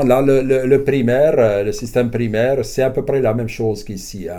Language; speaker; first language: French; non-native, local second language; Arabic